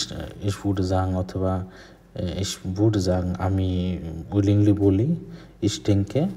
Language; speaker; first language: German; non-native, fluent; Bangla